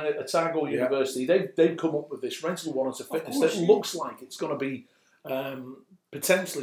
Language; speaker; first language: English; native; English